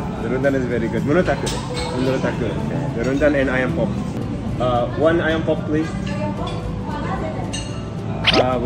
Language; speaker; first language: English; non-native, fluent; Japanese